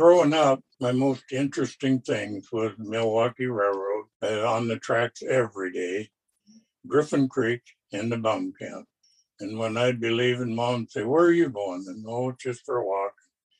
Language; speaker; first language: English; native; English